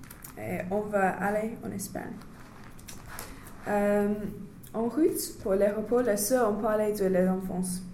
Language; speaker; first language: French; non-native, learner; English